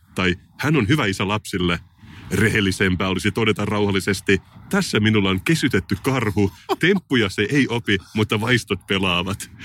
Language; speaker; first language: Finnish; native; Finnish